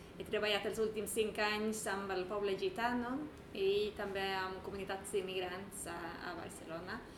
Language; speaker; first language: Catalan; non-native, fluent; Swedish